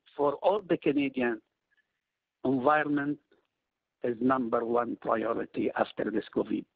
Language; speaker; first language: English; non-native, fluent; Arabic